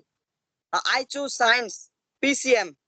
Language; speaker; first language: English; non-native, learner; Assamese